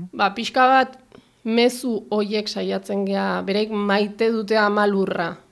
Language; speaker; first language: Basque; native; Basque